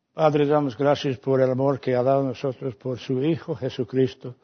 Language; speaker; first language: Spanish; non-native, fluent; English